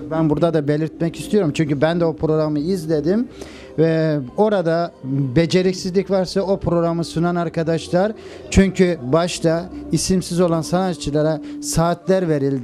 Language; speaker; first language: Turkish; native; Turkish